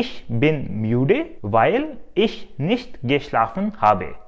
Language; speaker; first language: German; non-native, fluent; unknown